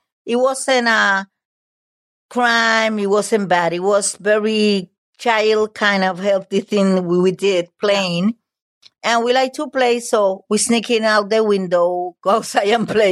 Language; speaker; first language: English; non-native, fluent; Spanish